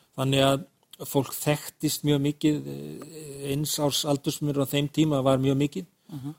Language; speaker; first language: Icelandic; native; Icelandic